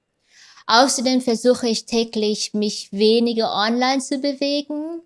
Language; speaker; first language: German; non-native, fluent; Vietnamese